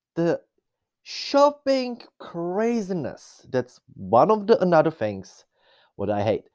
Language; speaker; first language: English; non-native, fluent; Czech